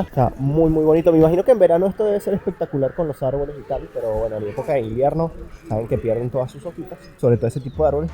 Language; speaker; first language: Spanish; native; Spanish